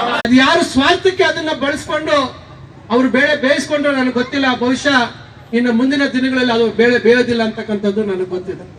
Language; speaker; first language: Kannada; native; Kannada